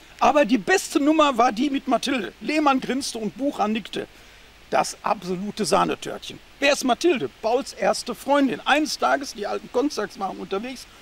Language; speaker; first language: German; native; German